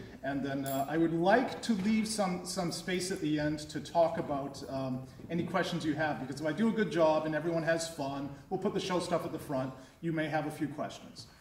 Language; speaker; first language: English; native; English